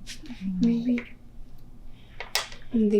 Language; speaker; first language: English; non-native, learner; Portuguese